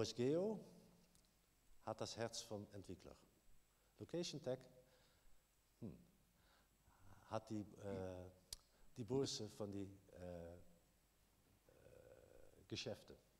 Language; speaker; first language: German; non-native, learner; Dutch